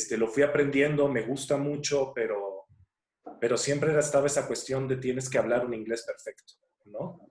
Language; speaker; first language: Spanish; native; Spanish